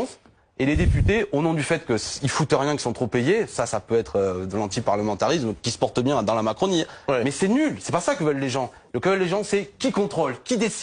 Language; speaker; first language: French; native; French